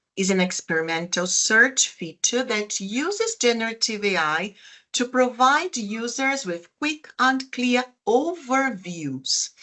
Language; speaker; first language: English; non-native, fluent; Portuguese